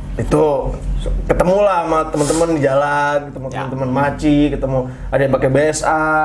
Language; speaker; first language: Indonesian; native; Indonesian